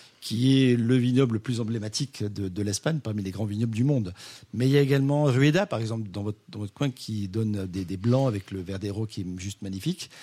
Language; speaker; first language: French; native; French